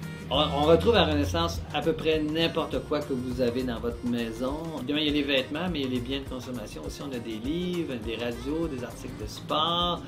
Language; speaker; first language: French; native; French